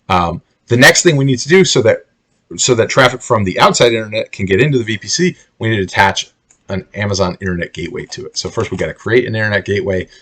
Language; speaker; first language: English; native; English